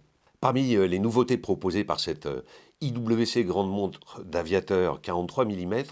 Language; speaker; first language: French; native; French